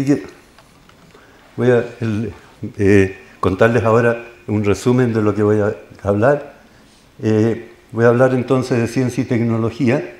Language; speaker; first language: Spanish; native; Spanish